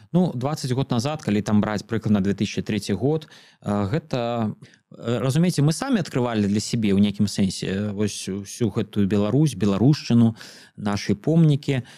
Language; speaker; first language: Belarusian; native; Belarusian